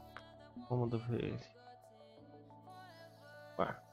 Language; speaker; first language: Spanish; native; Spanish